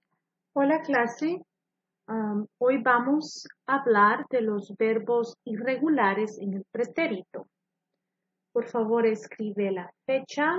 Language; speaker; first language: Spanish; non-native, fluent; English